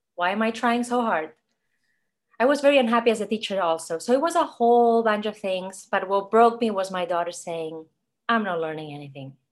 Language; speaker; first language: English; non-native, fluent; Spanish